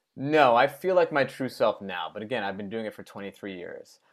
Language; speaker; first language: English; native; English